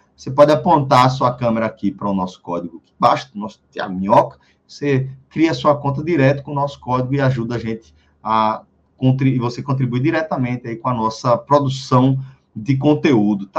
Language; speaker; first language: Portuguese; native; Portuguese